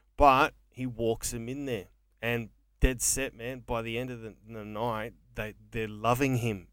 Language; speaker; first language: English; native; English